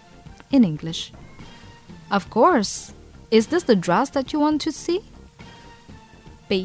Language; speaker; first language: English; non-native, fluent; Indonesian